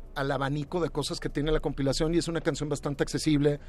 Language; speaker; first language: Spanish; native; Spanish